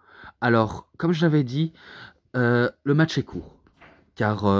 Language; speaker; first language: French; native; French